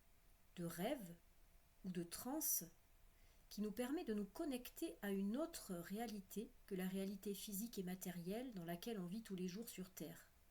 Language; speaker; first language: French; native; French